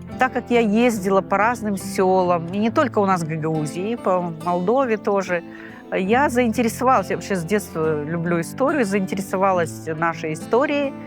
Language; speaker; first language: Russian; non-native, local second language; Gagauz